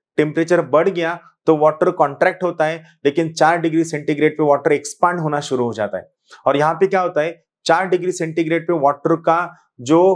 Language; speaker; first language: Hindi; non-native, local second language; Marathi